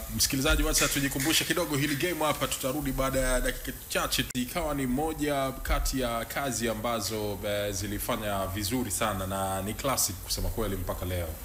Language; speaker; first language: Swahili; native; Swahili